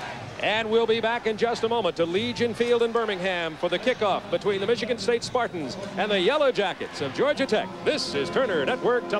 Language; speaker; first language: English; native; English